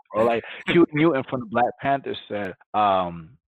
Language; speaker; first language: English; early bilingual, other home language; Spanish